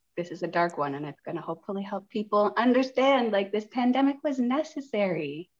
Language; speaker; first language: English; native; English